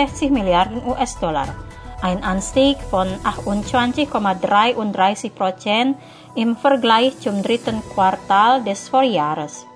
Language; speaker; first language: German; non-native, fluent; Indonesian